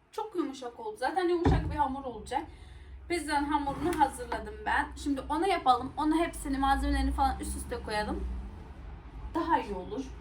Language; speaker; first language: Turkish; non-native, local second language; Arabic